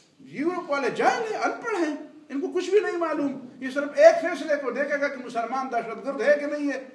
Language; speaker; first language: Urdu; non-native, local second language; Pashto